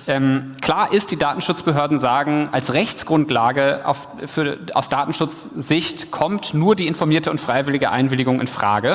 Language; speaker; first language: German; native; German